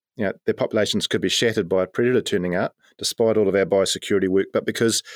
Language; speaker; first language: English; native; English